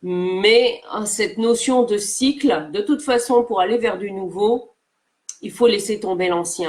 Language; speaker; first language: French; native; French